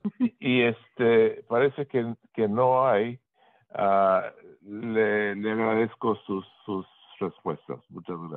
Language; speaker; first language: Spanish; early bilingual, heritage; Spanish